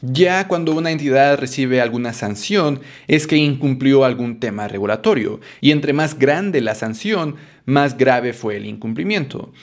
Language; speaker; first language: Spanish; native; Spanish